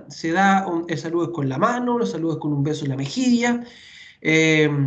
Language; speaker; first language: Spanish; native; Spanish